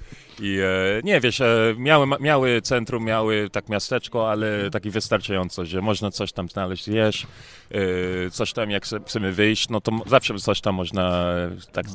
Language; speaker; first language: Polish; early bilingual, heritage; English